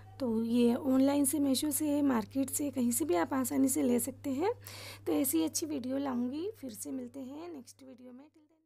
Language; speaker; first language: Hindi; native; Hindi